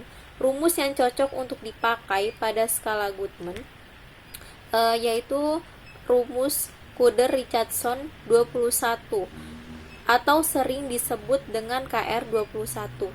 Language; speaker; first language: Indonesian; native; Indonesian